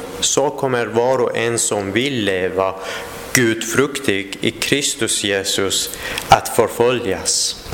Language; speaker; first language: Swedish; non-native, fluent; Persian